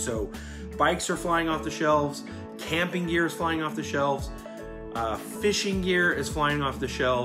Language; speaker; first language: English; native; English